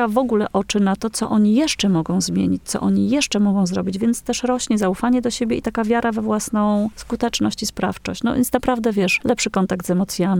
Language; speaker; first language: Polish; native; Polish